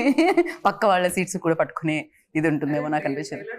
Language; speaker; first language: Telugu; native; Telugu